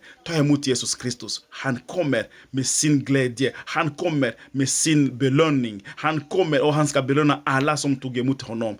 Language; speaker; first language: Swedish; non-native, fluent; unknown